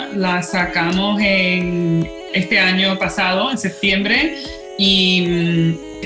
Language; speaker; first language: Spanish; early bilingual, heritage; Spanish